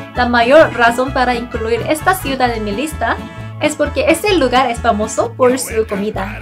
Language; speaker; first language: Spanish; non-native, fluent; Korean